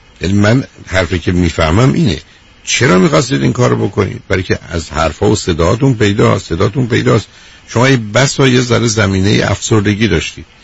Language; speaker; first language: Persian; native; Persian